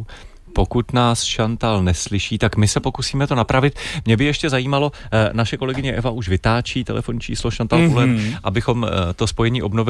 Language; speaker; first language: Czech; native; Czech